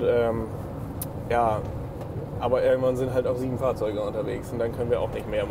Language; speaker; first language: German; native; German